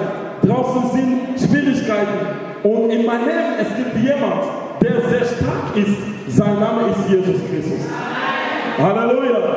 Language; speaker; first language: German; non-native, learner; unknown